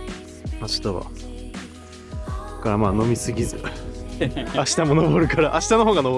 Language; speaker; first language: Japanese; native; Japanese